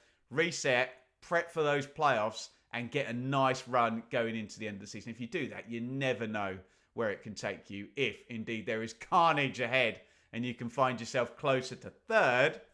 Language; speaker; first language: English; native; English